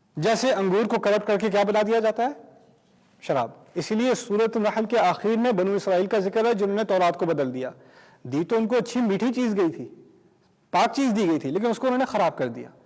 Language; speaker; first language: Urdu; early bilingual, heritage; Urdu